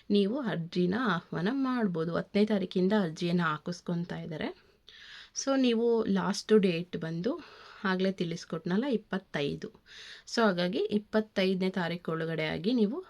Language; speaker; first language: Kannada; native; Kannada